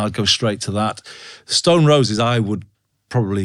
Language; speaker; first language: English; native; English